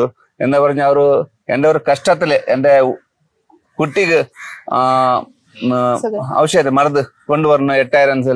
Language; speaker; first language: Malayalam; non-native, learner; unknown